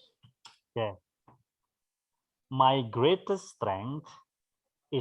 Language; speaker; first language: English; non-native, fluent; Indonesian